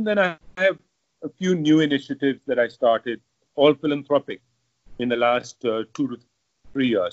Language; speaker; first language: English; non-native, local second language; Hindi